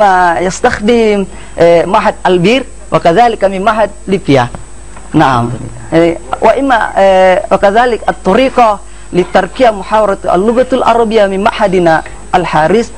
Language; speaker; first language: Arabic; non-native, fluent; Indonesian